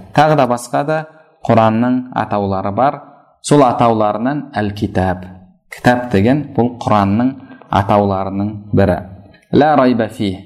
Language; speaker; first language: Kazakh; native; Kazakh